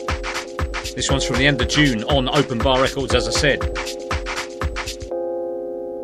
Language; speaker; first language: English; native; English